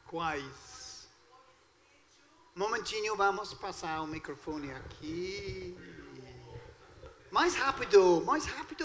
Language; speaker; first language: Portuguese; non-native, fluent; English